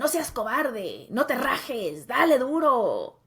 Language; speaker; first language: Spanish; early bilingual, heritage; Spanish